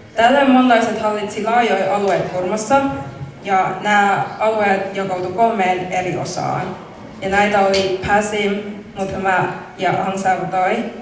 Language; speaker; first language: Finnish; early bilingual, other home language; Mon